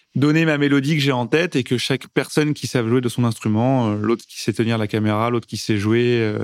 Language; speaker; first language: French; native; French